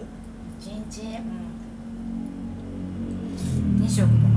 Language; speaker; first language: Japanese; native; Japanese